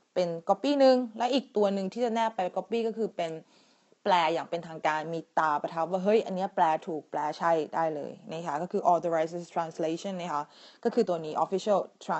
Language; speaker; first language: Thai; native; Thai